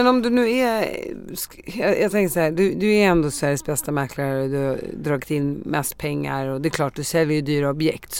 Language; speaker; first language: Swedish; native; Swedish